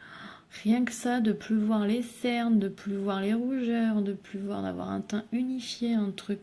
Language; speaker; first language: French; native; French